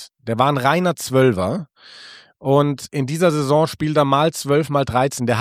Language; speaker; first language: German; native; German